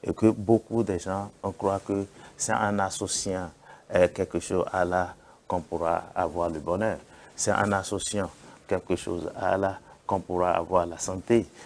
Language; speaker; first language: French; non-native, local second language; Yoruba